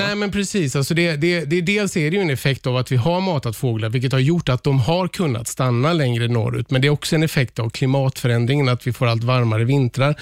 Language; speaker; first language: Swedish; native; Swedish